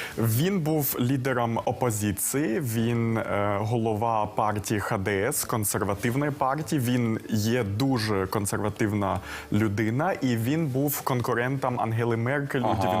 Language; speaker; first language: Ukrainian; non-native, local second language; Russian